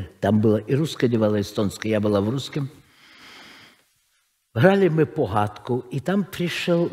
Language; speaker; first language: Czech; non-native, fluent; Russian